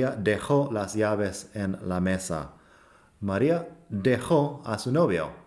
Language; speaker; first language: Spanish; non-native, fluent; English